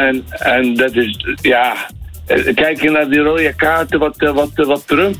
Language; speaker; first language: Dutch; non-native, learner; Arabic